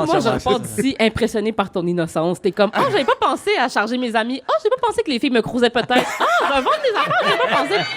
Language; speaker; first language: French; native; French